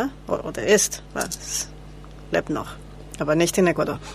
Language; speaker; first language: German; non-native, learner; Spanish